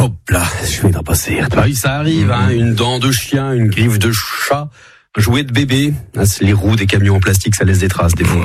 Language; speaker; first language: French; native; French